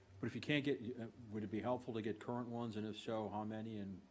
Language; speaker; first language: English; native; English